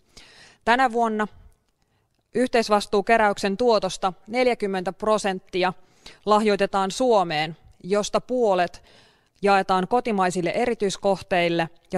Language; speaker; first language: Finnish; native; Finnish